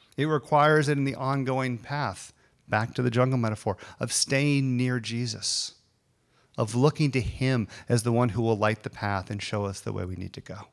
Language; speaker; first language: English; native; English